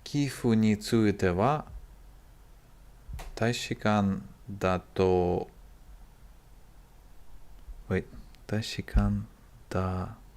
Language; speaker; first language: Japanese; non-native, learner; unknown